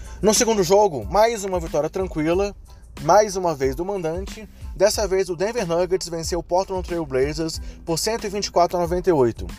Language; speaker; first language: Portuguese; native; Portuguese